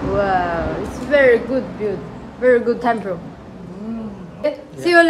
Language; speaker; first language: English; non-native, learner; Chinese